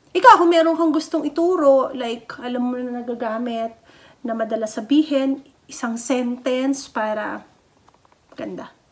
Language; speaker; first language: Filipino; native; Filipino